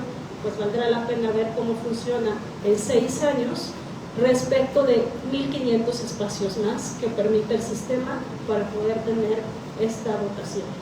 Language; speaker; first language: Spanish; native; Spanish